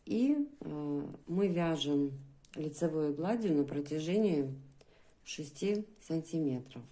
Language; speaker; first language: Russian; native; Russian